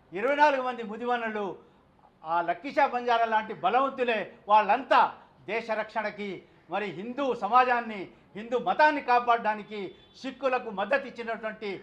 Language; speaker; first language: Telugu; non-native, local second language; Lambadi